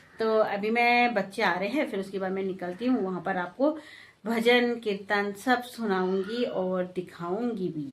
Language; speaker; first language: Hindi; non-native, local second language; Garhwali